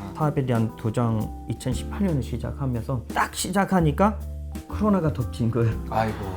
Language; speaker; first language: Korean; non-native, fluent; Urdu